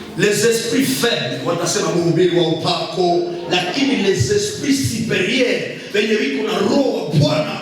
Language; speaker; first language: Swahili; non-native, local second language; Nande